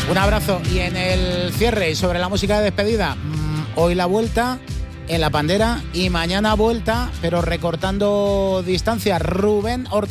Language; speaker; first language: Spanish; native; Spanish